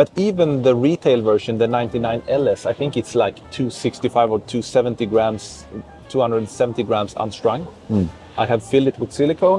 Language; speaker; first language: English; non-native, fluent; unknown